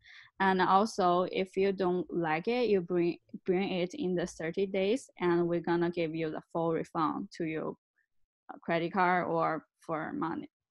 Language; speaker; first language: English; non-native, learner; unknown